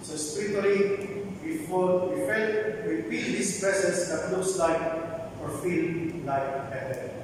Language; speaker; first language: English; non-native, local second language; Filipino